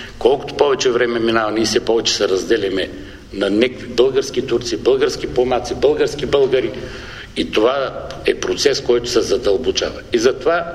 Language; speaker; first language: Bulgarian; non-native, local second language; Turkish